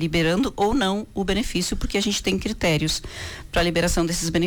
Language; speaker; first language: Portuguese; native; Portuguese